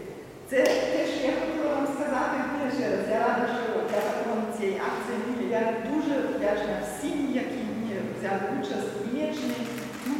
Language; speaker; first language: Ukrainian; non-native, learner; German